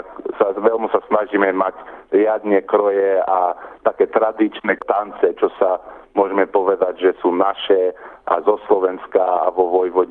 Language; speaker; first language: Slovak; early bilingual, heritage; Slovak